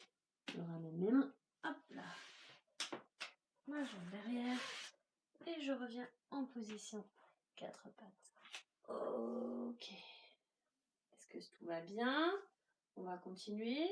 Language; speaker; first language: French; native; French